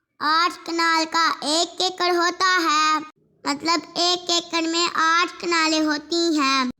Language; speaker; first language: Urdu; non-native, local second language; Punjabi